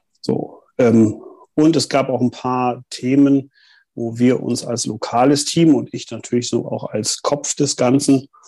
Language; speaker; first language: German; native; German